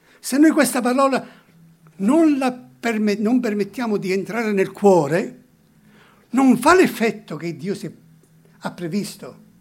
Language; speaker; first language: Italian; early bilingual, heritage; Italian